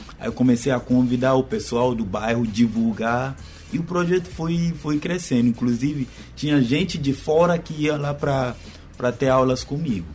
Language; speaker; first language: Portuguese; non-native, fluent; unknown